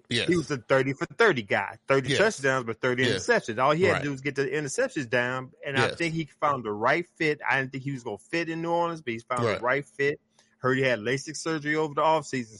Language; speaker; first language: English; native; English